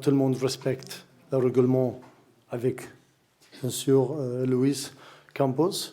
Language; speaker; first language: French; non-native, learner; Arabic